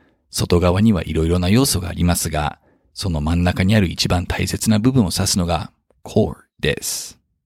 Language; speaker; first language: Japanese; native; Japanese